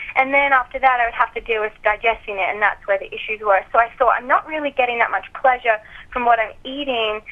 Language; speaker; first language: English; native; English